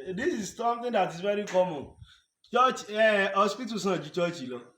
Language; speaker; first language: English; non-native, local second language; Yoruba